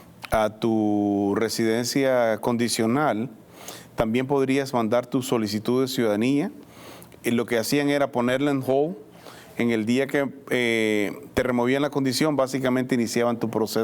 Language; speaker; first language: Spanish; native; Spanish